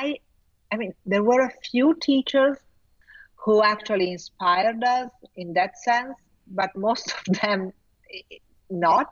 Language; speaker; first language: English; non-native, fluent; Italian